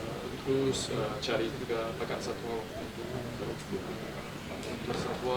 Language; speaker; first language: Indonesian; non-native, fluent; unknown